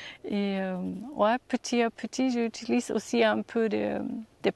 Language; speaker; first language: French; non-native, learner; German